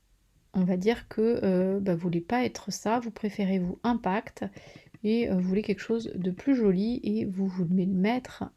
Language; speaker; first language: French; native; French